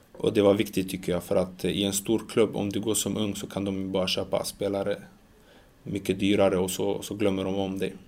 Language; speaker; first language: Swedish; early bilingual, other home language; Macedonian